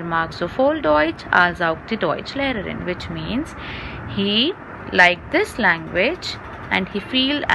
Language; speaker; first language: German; non-native, fluent; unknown